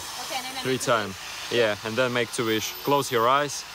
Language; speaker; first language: English; non-native, learner; Russian